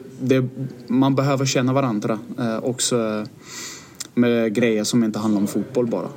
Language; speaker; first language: Swedish; non-native, fluent; Danish